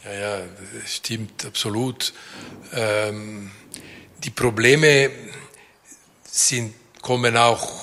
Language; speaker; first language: German; non-native, local second language; Italian